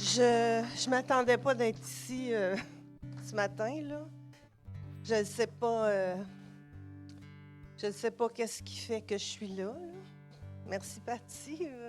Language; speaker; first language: French; native; French